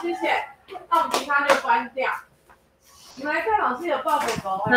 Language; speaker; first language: Chinese; native; Chinese